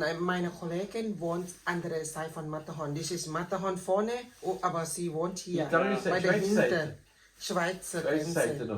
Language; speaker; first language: German; non-native, learner; Thai